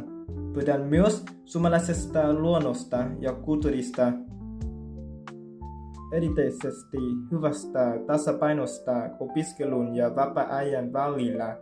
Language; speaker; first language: Finnish; non-native, fluent; Vietnamese